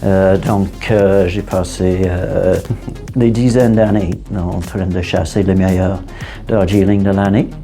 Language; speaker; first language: French; non-native, fluent; English